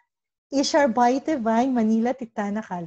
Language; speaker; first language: German; non-native, learner; Filipino